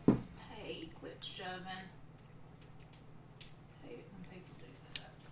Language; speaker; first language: English; native; English